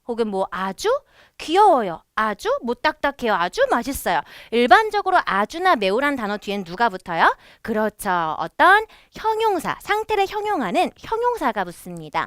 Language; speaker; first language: Korean; native; Korean